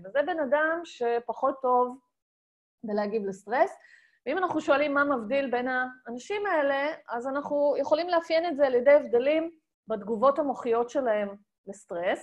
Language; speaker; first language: Hebrew; native; Hebrew